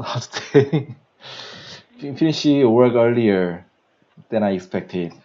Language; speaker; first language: English; non-native, learner; Korean